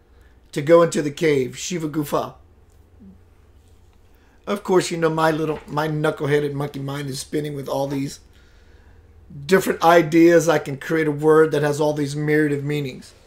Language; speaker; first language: English; native; English